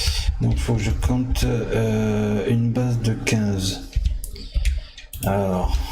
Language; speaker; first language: French; native; French